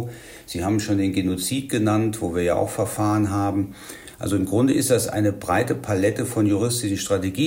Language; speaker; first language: German; native; German